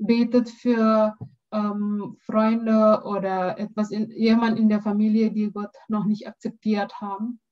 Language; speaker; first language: German; non-native, learner; Indonesian